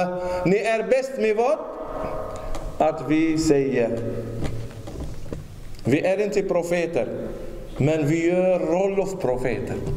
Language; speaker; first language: Swedish; non-native, fluent; Arabic